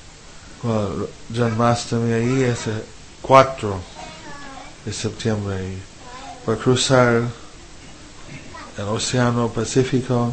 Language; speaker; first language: Spanish; non-native, fluent; English